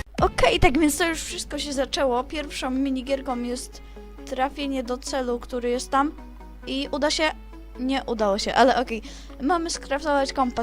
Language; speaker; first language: Polish; native; Polish